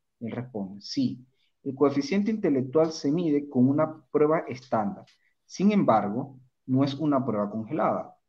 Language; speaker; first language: Spanish; native; Spanish